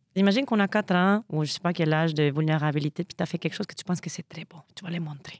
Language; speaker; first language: French; non-native, fluent; Spanish